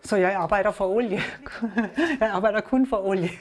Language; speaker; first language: Danish; non-native, learner; German